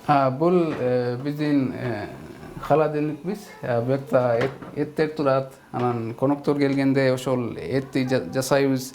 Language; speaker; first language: Kyrgyz; non-native, fluent; Urdu